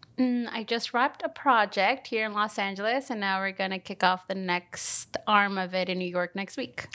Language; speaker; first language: English; early bilingual, other home language; Spanish